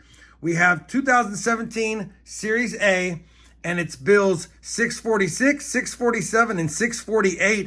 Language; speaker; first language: English; native; English